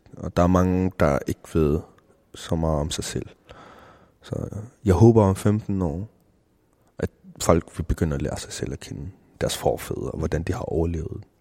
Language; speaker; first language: Danish; non-native, local second language; Kalaallisut